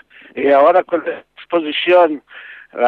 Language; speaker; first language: Spanish; non-native, learner; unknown